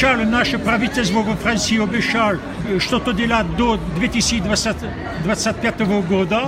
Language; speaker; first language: Russian; non-native, fluent; French